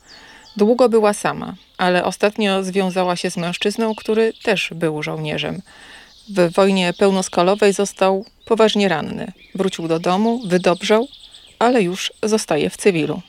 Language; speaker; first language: Polish; native; Polish